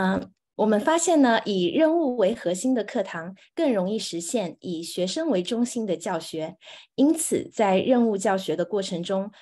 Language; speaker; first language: Chinese; native; Chinese